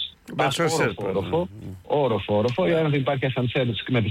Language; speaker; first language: Greek; native; Greek